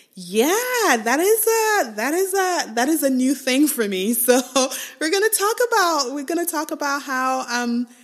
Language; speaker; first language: English; non-native, local second language; Igbo